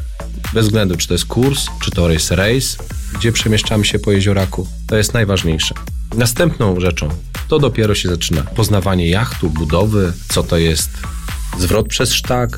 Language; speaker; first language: Polish; native; Polish